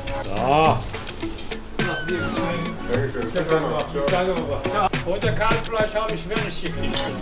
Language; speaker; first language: German; non-native, fluent; Turkish